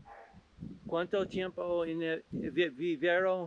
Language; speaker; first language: Spanish; non-native, learner; English